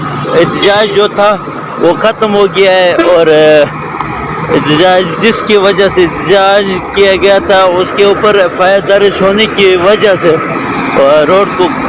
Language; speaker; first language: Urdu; non-native, local second language; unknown